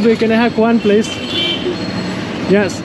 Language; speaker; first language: English; non-native, learner; Vietnamese